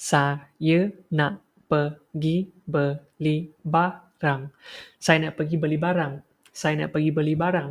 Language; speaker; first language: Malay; non-native, local second language; Chinese